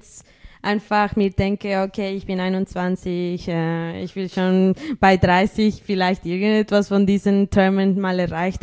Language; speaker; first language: German; early bilingual, other home language; Spanish